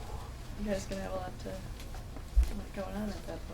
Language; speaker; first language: English; native; English